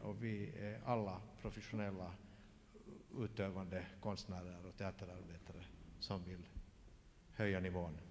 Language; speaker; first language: Swedish; native; Swedish